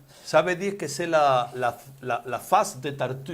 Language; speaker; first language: French; non-native, learner; Spanish